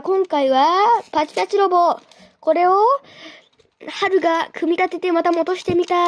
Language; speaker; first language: Japanese; native; Japanese